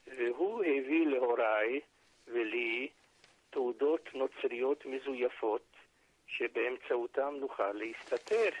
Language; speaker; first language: Hebrew; non-native, fluent; Hungarian